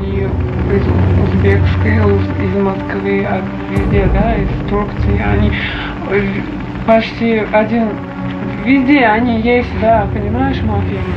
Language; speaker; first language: Russian; non-native, local second language; Uzbek